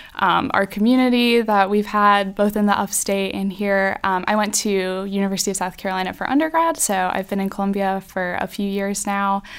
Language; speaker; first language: English; native; English